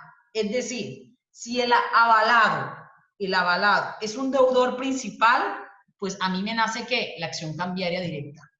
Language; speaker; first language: Spanish; native; Spanish